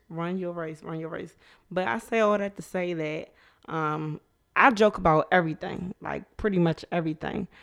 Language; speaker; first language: English; native; English